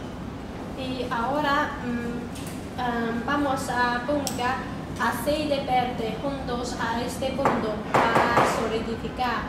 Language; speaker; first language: Spanish; non-native, learner; Chinese